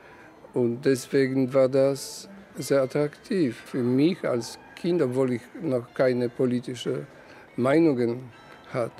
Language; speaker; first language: German; non-native, fluent; Polish